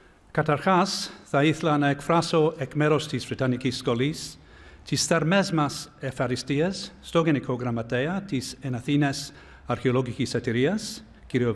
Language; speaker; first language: Greek; non-native, fluent; English